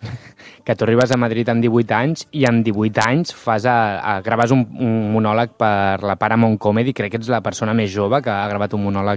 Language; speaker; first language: Catalan; native; Catalan